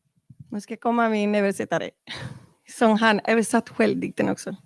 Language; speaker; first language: Swedish; non-native, learner; Spanish